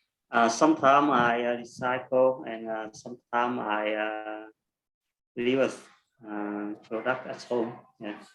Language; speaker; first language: English; non-native, learner; Vietnamese